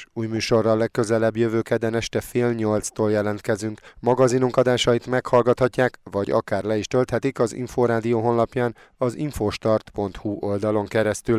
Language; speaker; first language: Hungarian; native; Hungarian